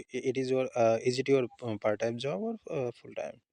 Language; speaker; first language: English; non-native, learner; Hindi